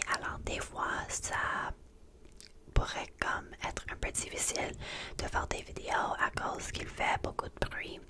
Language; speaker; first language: French; non-native, learner; English